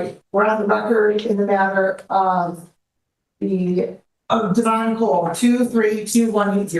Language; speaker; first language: English; native; English